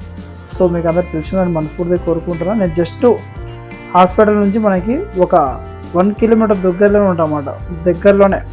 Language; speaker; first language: Telugu; native; Telugu